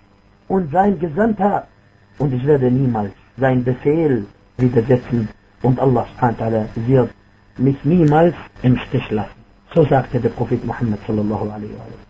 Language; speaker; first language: German; non-native, fluent; Arabic